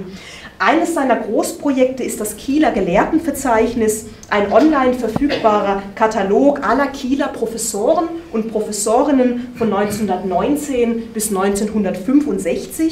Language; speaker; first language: German; native; German